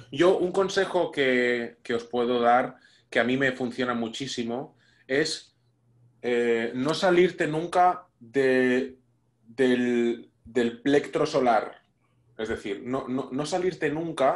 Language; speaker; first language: Spanish; native; Spanish